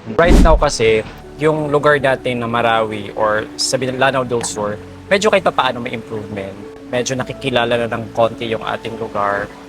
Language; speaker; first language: Filipino; non-native, local second language; Maranao